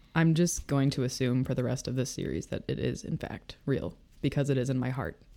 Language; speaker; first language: English; native; English